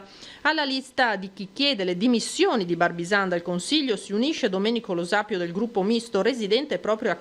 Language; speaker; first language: Italian; native; Italian